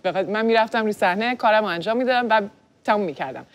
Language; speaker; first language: Persian; early bilingual, heritage; Persian